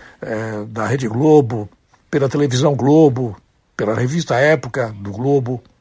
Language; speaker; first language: Portuguese; native; Portuguese